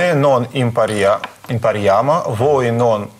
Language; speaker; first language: Italian; non-native, learner; Russian